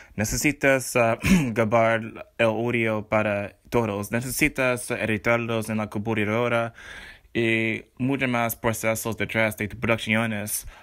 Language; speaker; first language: Spanish; non-native, learner; English